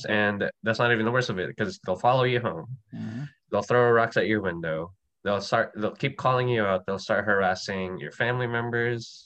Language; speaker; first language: English; non-native, local second language; Filipino